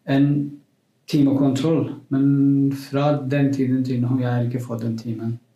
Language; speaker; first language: Norwegian; non-native, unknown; Kurdish